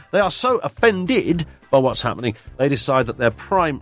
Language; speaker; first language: English; native; English